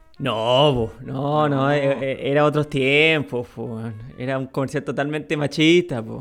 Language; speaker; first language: Spanish; native; Spanish